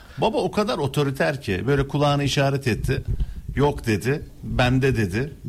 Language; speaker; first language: Turkish; native; Turkish